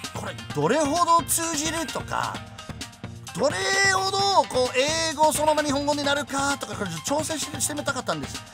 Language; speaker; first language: Japanese; non-native, fluent; English